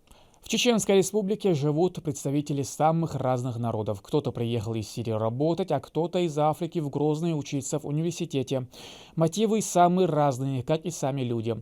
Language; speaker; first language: Russian; native; Russian